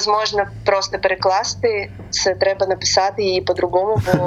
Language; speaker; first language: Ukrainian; non-native, local second language; Russian